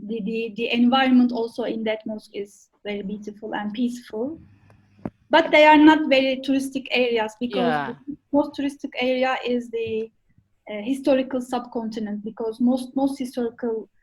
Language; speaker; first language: English; non-native, fluent; Turkish